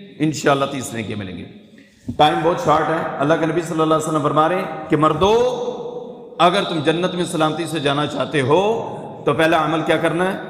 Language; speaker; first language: Urdu; non-native, local second language; Punjabi